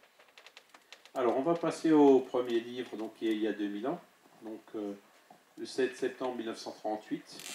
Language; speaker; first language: French; native; French